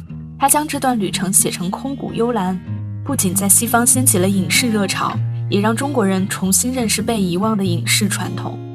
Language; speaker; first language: Chinese; native; Chinese